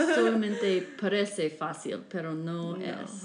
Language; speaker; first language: Spanish; non-native, fluent; English